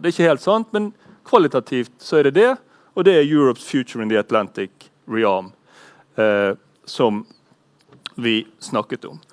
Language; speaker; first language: Norwegian; native; Norwegian